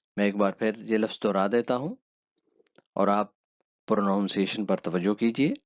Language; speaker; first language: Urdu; native; Urdu